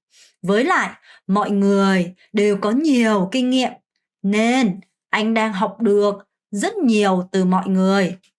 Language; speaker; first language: Vietnamese; non-native, fluent; Korean